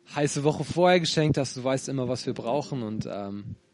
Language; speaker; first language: German; native; German